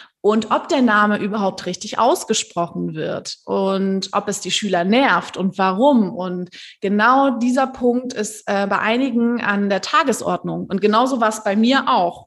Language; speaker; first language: German; early bilingual, other home language; Turkish